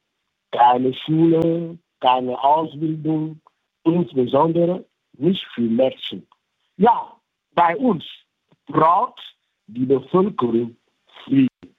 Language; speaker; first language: German; non-native, fluent; French